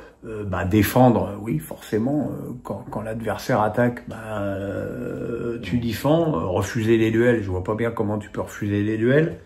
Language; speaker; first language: French; native; French